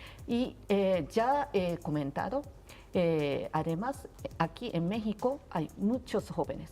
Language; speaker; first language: Spanish; non-native, learner; Japanese